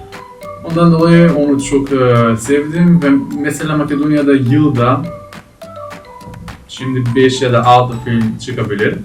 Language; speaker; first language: Turkish; non-native, fluent; Macedonian